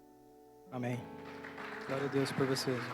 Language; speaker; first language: Portuguese; native; Portuguese